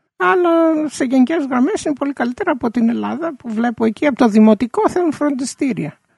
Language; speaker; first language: Greek; early bilingual, heritage; Greek